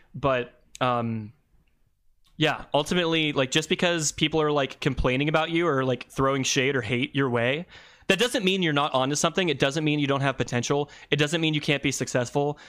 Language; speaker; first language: English; native; English